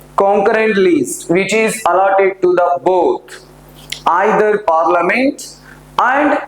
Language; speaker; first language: English; non-native, local second language; Telugu